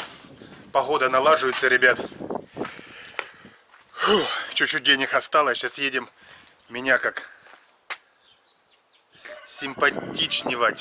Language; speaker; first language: Russian; native; Russian